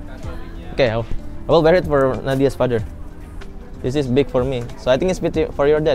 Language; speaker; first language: English; non-native, fluent; Indonesian